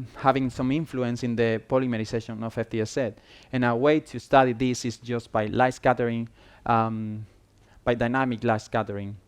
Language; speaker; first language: English; non-native, fluent; Spanish